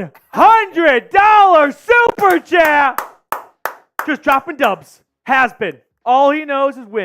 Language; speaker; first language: English; native; English